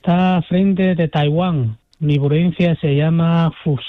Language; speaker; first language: Spanish; non-native, fluent; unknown